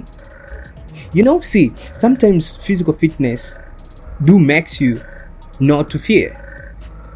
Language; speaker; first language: English; non-native, local second language; Swahili